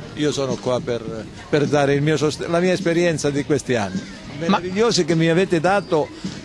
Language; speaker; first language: Italian; native; Italian